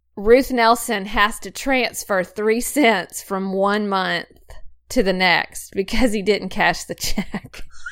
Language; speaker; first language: English; native; English